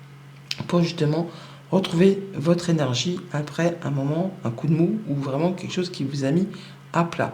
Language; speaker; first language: French; native; French